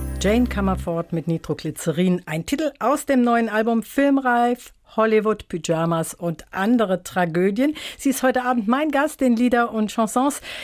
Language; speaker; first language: German; native; German